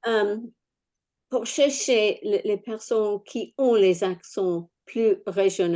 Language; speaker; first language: French; non-native, fluent; English